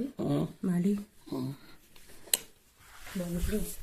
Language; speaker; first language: French; non-native, learner; Haitian Creole